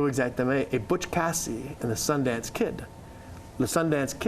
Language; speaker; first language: French; non-native, learner; English